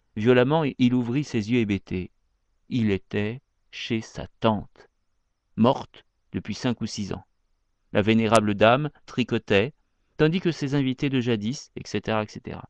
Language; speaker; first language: French; native; French